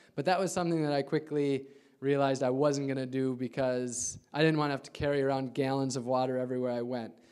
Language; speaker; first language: English; native; English